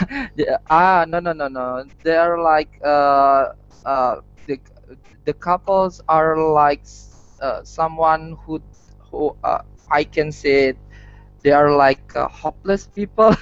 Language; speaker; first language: English; non-native, learner; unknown